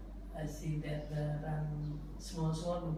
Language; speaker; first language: English; non-native, learner; Khmer